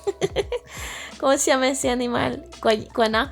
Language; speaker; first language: Spanish; non-native, fluent; English